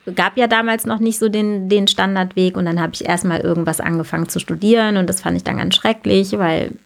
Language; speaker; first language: German; native; German